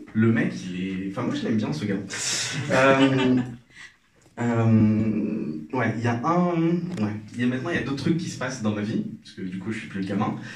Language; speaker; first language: French; non-native, local second language; Arabic